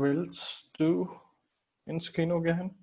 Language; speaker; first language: German; non-native, learner; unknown